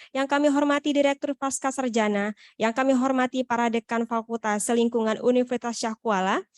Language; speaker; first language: Indonesian; native; Indonesian